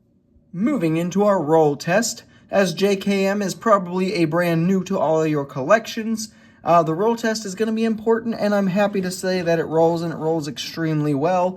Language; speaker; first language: English; native; English